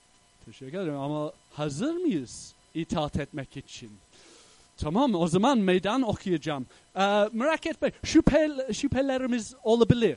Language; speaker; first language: Turkish; non-native, fluent; English